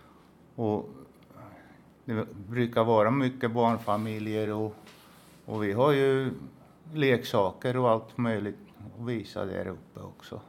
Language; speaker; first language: Swedish; non-native, local second language; Finnish